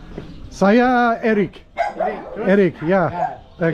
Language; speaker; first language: Indonesian; non-native, learner; English